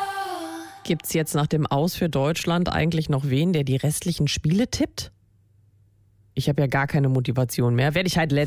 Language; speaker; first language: German; native; German